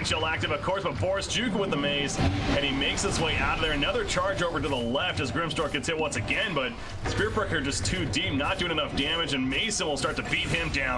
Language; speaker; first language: English; native; English